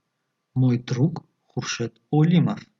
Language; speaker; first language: Russian; non-native, fluent; Tajik